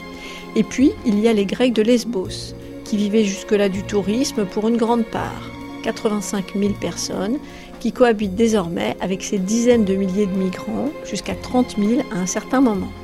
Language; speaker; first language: French; native; French